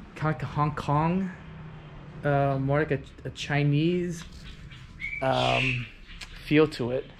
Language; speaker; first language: English; early bilingual, other home language; Vietnamese